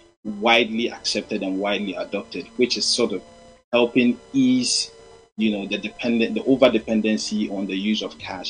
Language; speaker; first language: English; non-native, local second language; Akan